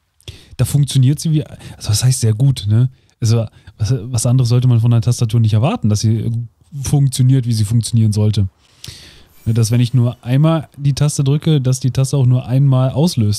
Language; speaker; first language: German; native; German